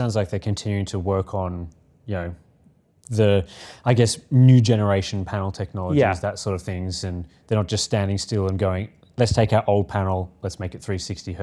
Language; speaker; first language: English; native; English